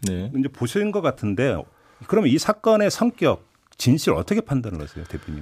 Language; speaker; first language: Korean; native; Korean